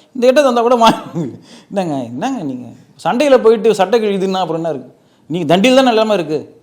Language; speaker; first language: Tamil; native; Tamil